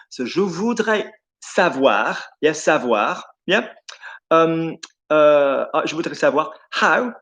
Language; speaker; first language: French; non-native, fluent; English